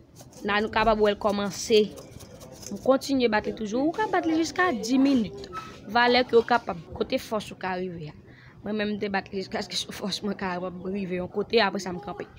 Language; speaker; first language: French; non-native, learner; Haitian Creole